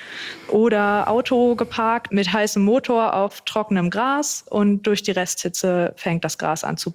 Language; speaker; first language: German; native; German